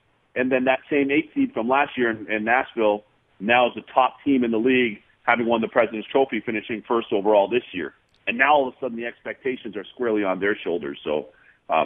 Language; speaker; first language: English; native; English